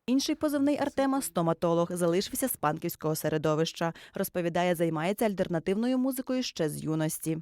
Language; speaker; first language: Ukrainian; native; Ukrainian